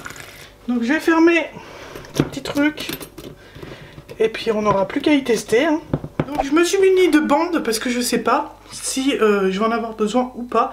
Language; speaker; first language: French; native; French